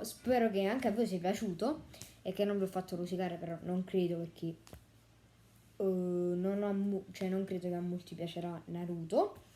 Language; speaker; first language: Italian; native; Italian